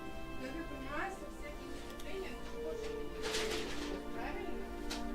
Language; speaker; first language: Russian; native; Russian